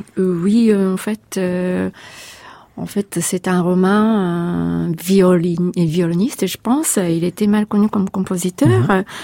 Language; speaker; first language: French; non-native, fluent; Japanese